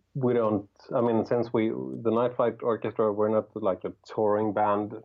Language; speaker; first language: English; non-native, fluent; Swedish